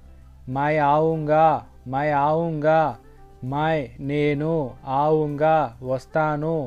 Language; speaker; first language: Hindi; non-native, local second language; Telugu